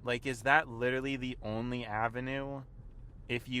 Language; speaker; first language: English; native; English